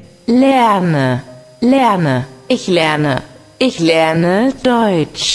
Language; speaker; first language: German; non-native, learner; Vietnamese